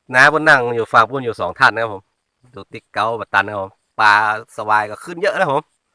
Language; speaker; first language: Thai; native; Thai